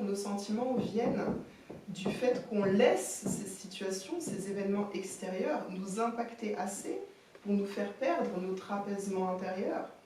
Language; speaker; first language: French; native; French